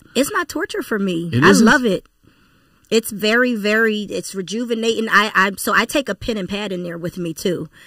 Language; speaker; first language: English; native; English